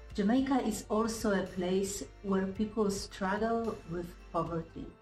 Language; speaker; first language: English; non-native, fluent; Indonesian